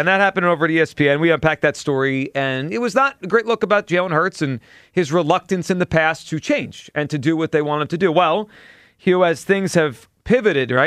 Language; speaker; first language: English; native; English